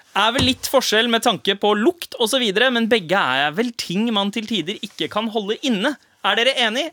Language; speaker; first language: Norwegian; early bilingual, other home language; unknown